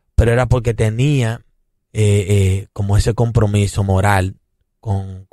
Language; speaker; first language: Spanish; native; Spanish